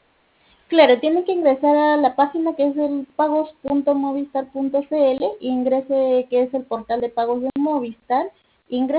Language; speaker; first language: Spanish; native; Spanish